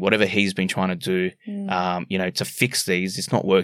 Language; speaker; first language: English; native; English